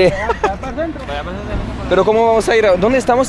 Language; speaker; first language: Spanish; non-native, learner; French